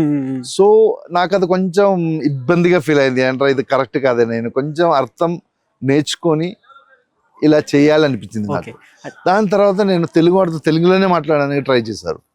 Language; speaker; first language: Telugu; non-native, local second language; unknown